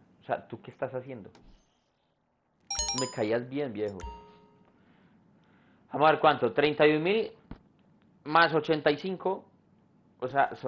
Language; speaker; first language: Spanish; native; Spanish